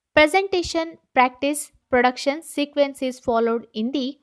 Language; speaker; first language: English; non-native, local second language; Kannada